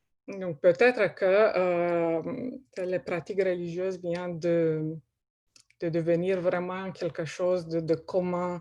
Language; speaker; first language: French; non-native, fluent; Romanian